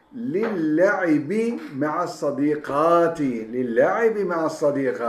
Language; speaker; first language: Arabic; non-native, fluent; Turkish